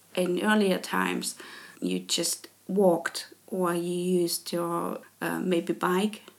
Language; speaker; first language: English; non-native, fluent; German